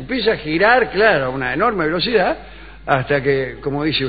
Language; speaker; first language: Spanish; native; Spanish